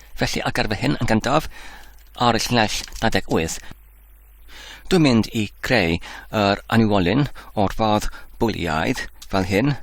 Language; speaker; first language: Welsh; non-native, learner; Dutch